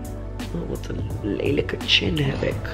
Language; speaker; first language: Dutch; non-native, learner; English